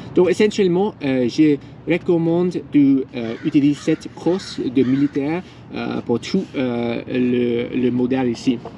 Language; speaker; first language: French; non-native, learner; English